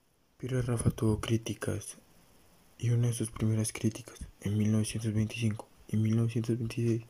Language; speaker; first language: Spanish; native; Spanish